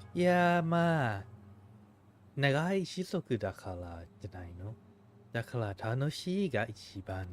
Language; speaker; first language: Japanese; non-native, fluent; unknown